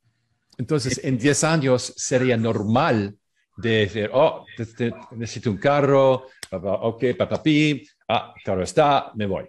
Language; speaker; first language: Spanish; non-native, learner; English